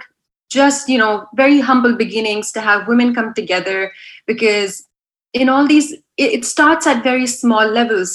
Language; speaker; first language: English; non-native, local second language; Urdu